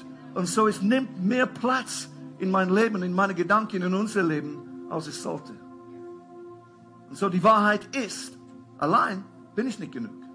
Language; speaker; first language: German; non-native, fluent; English